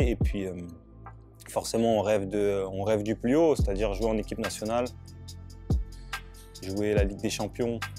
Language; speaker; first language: French; native; French